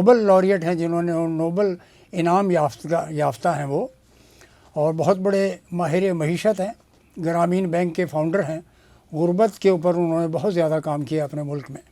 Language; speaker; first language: Urdu; native; Urdu